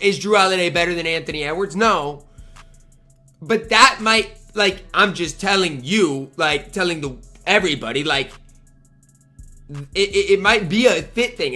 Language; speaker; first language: English; native; English